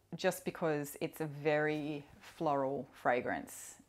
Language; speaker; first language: English; native; English